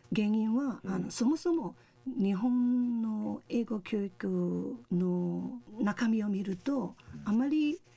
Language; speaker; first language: Japanese; non-native, fluent; Cantonese